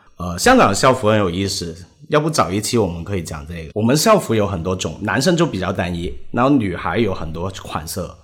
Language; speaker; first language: Chinese; non-native, local second language; Cantonese